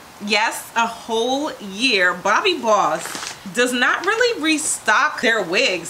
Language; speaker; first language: English; native; English